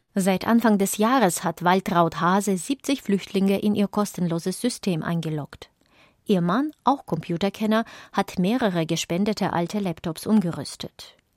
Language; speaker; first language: German; native; German